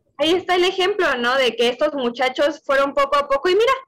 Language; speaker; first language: Spanish; native; Spanish